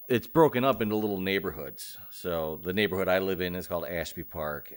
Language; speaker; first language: English; native; English